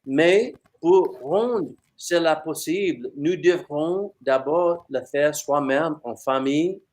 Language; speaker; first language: French; non-native, fluent; English